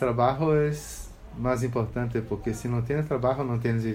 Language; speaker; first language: Spanish; non-native, learner; Portuguese